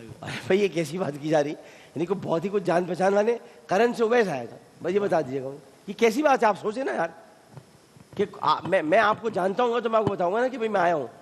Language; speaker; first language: Urdu; native; Urdu